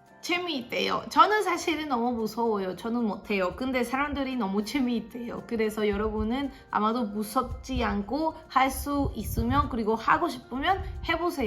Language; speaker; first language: Korean; non-native, fluent; Spanish